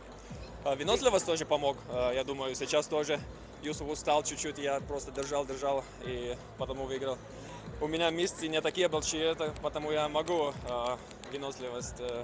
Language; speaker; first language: Russian; non-native, learner; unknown